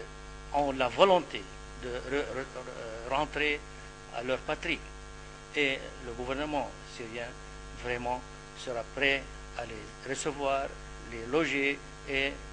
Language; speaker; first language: French; non-native, fluent; Arabic